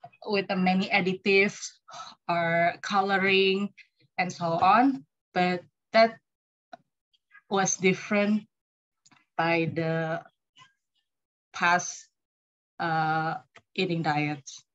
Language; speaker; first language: English; non-native, learner; Indonesian